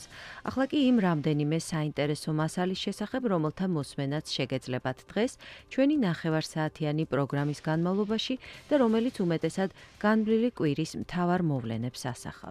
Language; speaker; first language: Georgian; native; Georgian